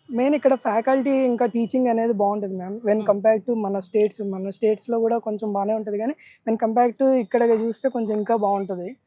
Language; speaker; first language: Telugu; native; Telugu